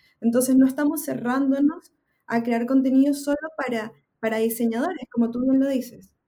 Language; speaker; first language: Spanish; native; Spanish